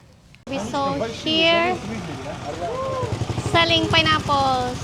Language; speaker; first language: English; non-native, local second language; Filipino